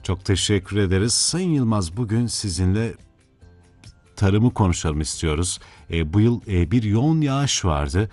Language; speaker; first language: Turkish; native; Turkish